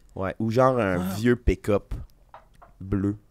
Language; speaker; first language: French; native; French